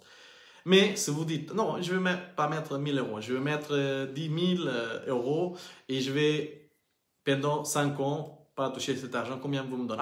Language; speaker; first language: French; non-native, learner; Portuguese